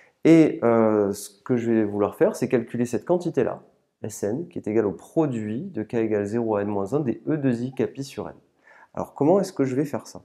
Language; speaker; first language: French; native; French